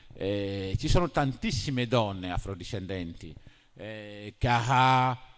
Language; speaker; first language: Italian; non-native, fluent; Wolof